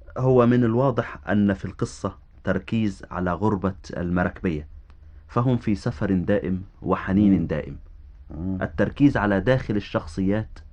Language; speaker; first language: Arabic; native; Arabic